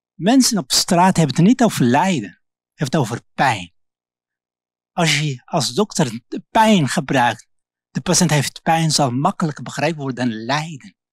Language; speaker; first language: Dutch; non-native, local second language; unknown